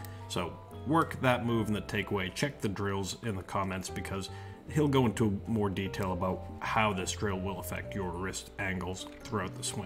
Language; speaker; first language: English; native; English